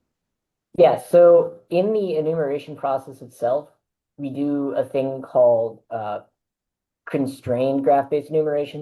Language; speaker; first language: English; native; English